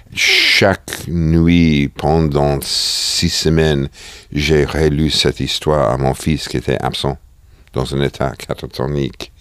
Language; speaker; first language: French; non-native, fluent; English